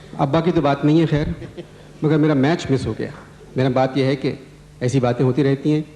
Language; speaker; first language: Urdu; native; Urdu